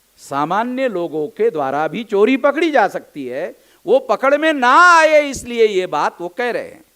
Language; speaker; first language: Hindi; non-native, local second language; Marathi